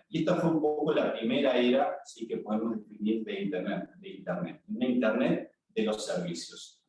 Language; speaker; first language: Spanish; native; Spanish